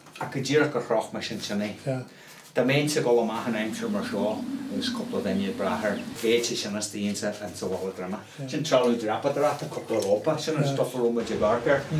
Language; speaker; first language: Irish; native; Irish